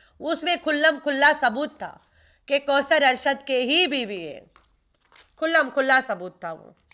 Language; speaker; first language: Urdu; non-native, local second language; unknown